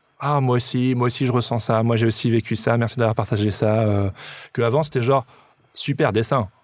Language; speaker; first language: French; native; French